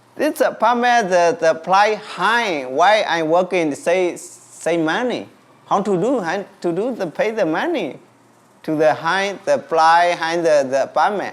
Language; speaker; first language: English; non-native, learner; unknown